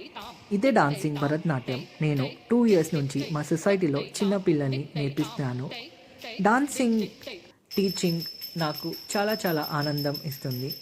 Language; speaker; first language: Telugu; non-native, local second language; Kannada